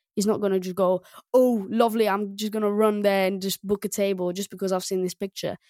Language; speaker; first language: English; non-native, fluent; Greek